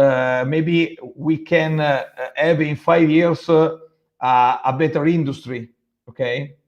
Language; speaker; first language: English; non-native, fluent; Italian